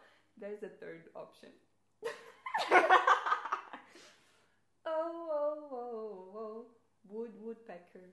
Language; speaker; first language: English; non-native, fluent; Portuguese